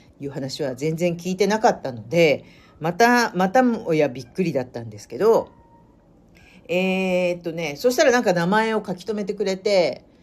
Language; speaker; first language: Japanese; native; Japanese